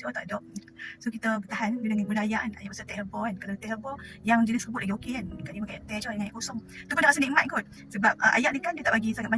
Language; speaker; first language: Malay; native; Malay